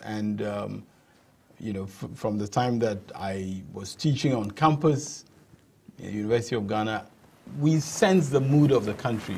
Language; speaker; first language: English; non-native, local second language; Ewe